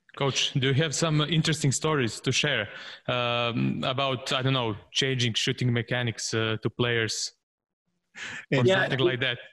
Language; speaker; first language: English; non-native, fluent; Serbian